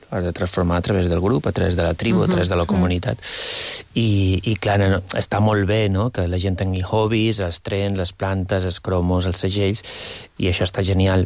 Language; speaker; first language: Catalan; early bilingual, other home language; Spanish